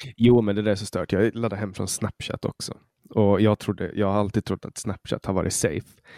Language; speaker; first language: Swedish; native; Swedish